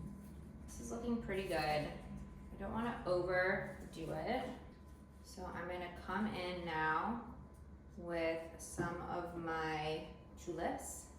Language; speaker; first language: English; native; English